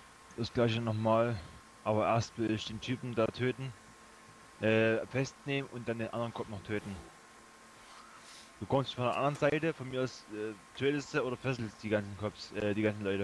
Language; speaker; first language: German; native; German